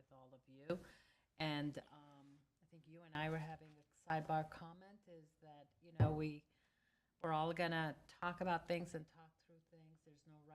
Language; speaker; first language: English; native; English